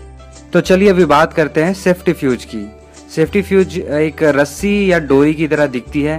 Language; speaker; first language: Hindi; native; Hindi